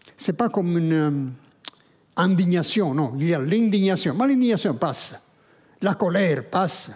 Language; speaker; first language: French; non-native, fluent; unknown